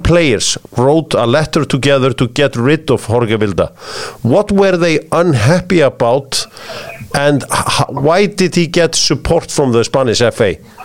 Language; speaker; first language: English; non-native, fluent; Icelandic